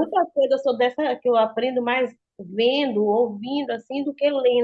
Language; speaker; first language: Portuguese; native; Portuguese